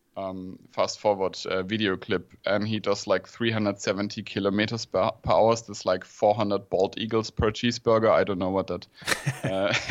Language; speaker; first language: English; non-native, fluent; German